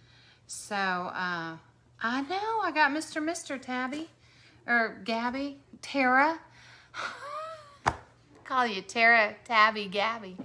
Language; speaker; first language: English; native; English